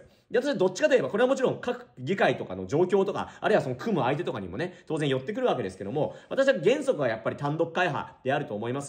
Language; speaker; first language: Japanese; native; Japanese